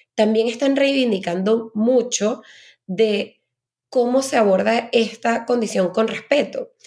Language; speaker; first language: Spanish; native; Spanish